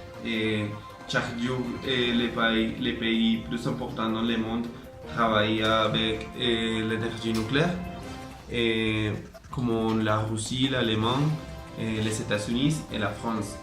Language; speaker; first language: French; non-native, learner; Spanish